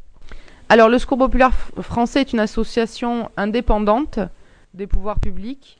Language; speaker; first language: French; native; French